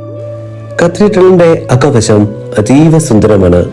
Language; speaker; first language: Malayalam; native; Malayalam